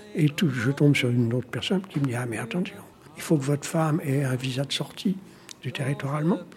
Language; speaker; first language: French; native; French